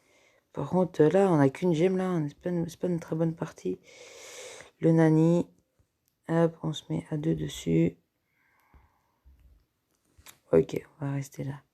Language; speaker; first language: French; native; French